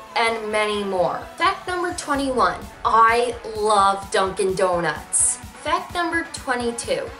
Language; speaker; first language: English; native; English